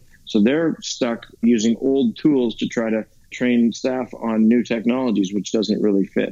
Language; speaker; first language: English; native; English